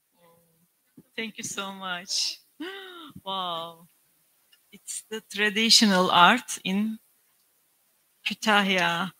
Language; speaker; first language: English; non-native, learner; Turkish